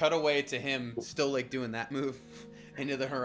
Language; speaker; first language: English; native; English